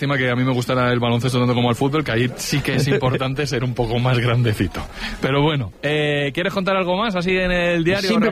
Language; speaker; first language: Spanish; native; Spanish